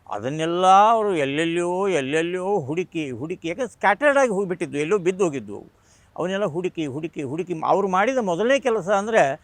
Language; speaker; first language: Kannada; non-native, local second language; Marathi